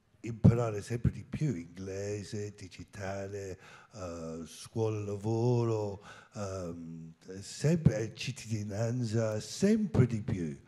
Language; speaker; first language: Italian; non-native, learner; English